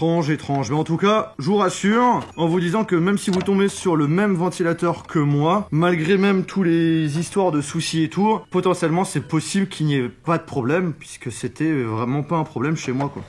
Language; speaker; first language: French; native; French